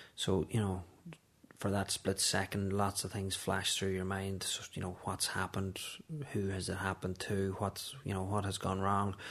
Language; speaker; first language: English; native; English